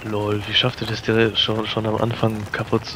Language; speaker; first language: German; native; German